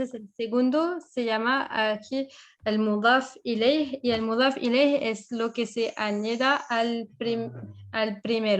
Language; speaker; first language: Spanish; non-native, fluent; French